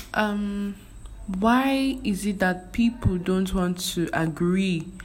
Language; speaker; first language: English; non-native, local second language; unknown